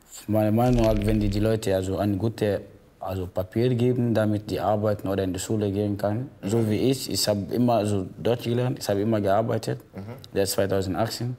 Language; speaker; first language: German; non-native, fluent; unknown